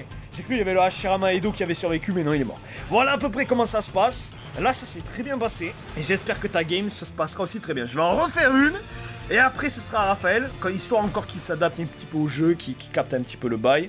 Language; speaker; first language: French; native; French